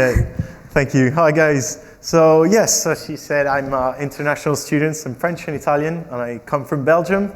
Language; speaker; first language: English; non-native, fluent; French